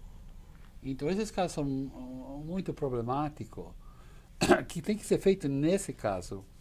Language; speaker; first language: Portuguese; non-native, fluent; English